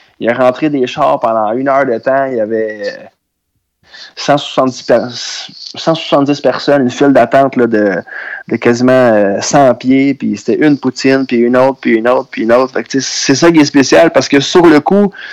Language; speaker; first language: French; native; French